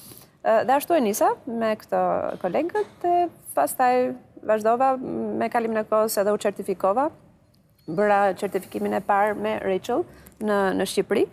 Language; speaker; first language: Albanian; native; Albanian